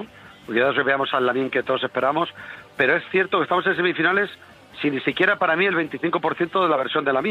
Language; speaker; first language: Spanish; native; Spanish